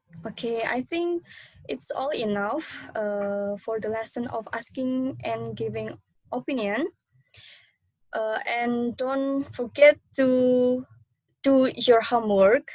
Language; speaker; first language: English; non-native, learner; Indonesian